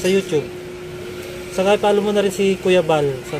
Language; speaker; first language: Filipino; native; Filipino